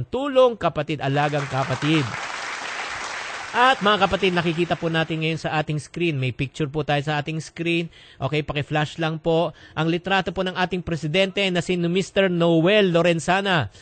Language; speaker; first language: Filipino; native; Filipino